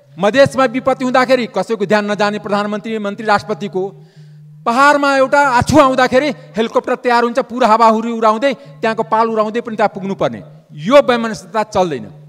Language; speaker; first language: Nepali; non-native, local second language; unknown